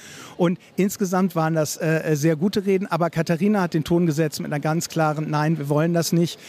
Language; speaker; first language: German; native; German